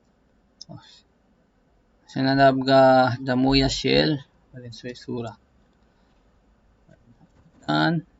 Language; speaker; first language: Arabic; non-native, learner; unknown